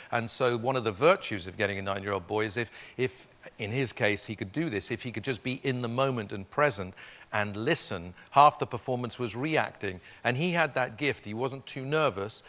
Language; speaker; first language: English; native; English